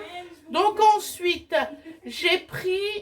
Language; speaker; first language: French; native; French